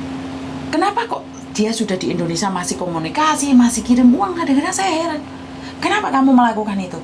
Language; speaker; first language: Indonesian; non-native, local second language; Javanese